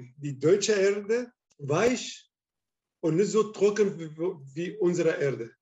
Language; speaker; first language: German; non-native, learner; Arabic